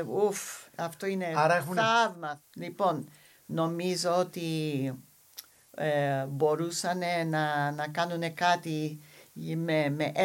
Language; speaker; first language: Greek; non-native, fluent; English